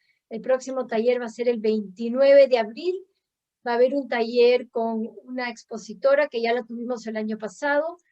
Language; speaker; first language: Spanish; native; Spanish